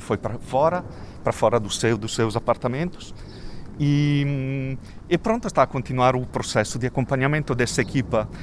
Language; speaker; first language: Portuguese; non-native, fluent; Italian